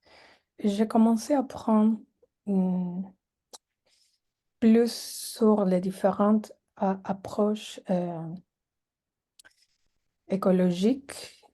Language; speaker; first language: French; non-native, fluent; Spanish